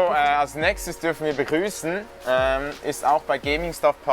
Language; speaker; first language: German; native; German